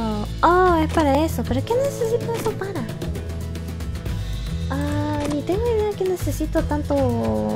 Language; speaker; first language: Spanish; early bilingual, heritage; English